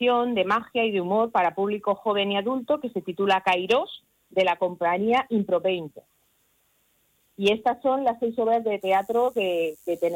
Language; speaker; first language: Spanish; native; Spanish